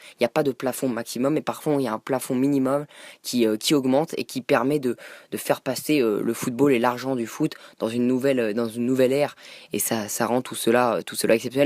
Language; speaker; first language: French; native; French